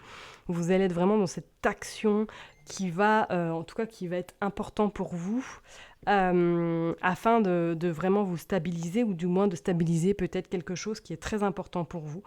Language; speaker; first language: French; native; French